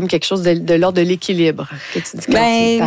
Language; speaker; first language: French; native; French